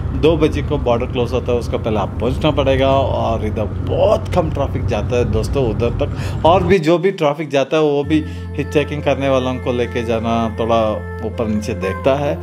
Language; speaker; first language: Hindi; non-native, local second language; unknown